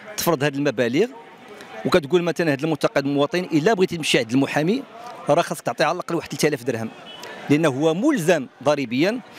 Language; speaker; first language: Arabic; native; Arabic